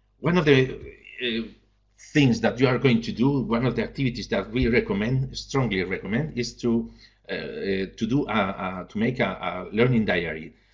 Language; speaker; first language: English; non-native, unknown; Spanish